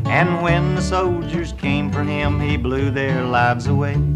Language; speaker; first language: English; native; English